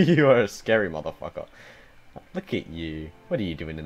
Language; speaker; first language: English; native; English